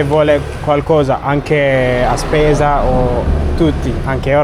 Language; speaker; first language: Italian; non-native, learner; Amharic